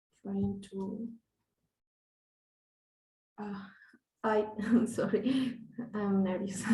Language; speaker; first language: English; non-native, learner; Spanish